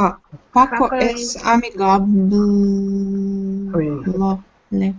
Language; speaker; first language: Spanish; non-native, learner; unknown